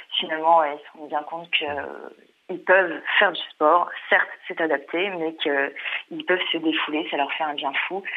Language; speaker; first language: French; native; French